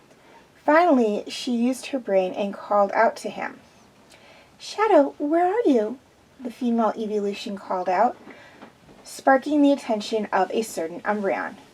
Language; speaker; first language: English; native; English